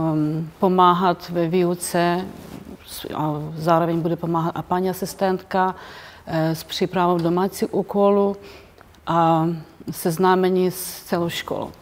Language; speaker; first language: Czech; native; Czech